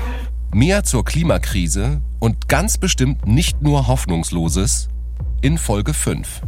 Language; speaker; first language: German; native; German